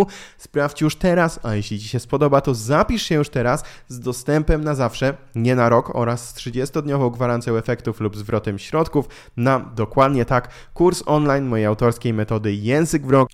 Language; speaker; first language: Polish; native; Polish